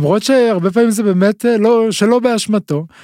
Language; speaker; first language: Hebrew; native; Hebrew